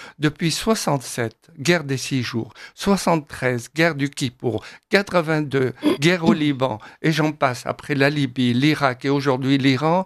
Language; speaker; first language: French; non-native, fluent; Arabic